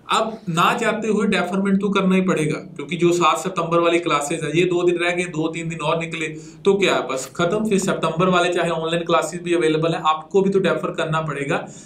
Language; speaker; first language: Hindi; non-native, local second language; Punjabi